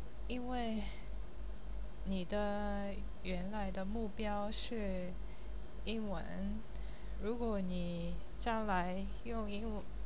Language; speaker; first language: Chinese; non-native, learner; Japanese